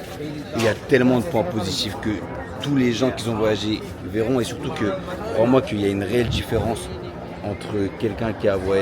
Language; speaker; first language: French; native; French